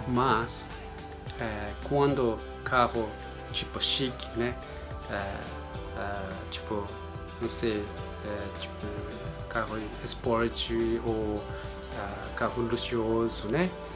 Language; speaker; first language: Portuguese; non-native, learner; Japanese